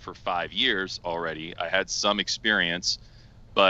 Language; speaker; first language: English; native; English